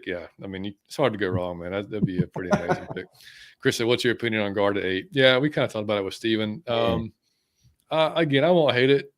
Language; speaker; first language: English; native; English